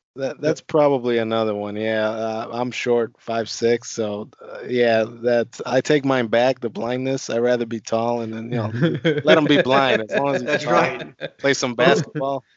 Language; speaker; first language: English; native; English